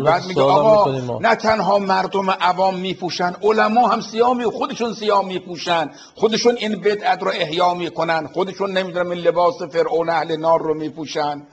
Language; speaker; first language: Persian; native; Persian